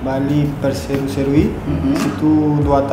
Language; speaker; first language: Indonesian; non-native, fluent; Spanish